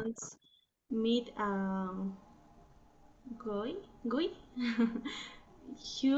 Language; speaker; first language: English; non-native, learner; Spanish